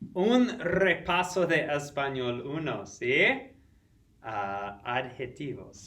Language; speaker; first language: Spanish; non-native, fluent; English